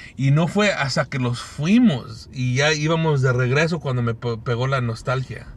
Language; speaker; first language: Spanish; early bilingual, heritage; Spanish